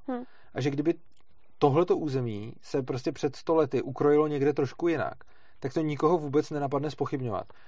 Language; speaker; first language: Czech; native; Czech